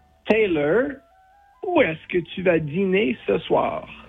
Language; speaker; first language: French; non-native, local second language; English